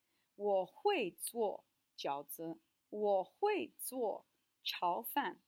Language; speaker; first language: Chinese; non-native, fluent; English